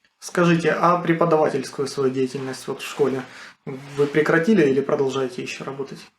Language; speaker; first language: Russian; native; Russian